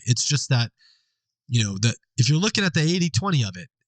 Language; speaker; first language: English; native; English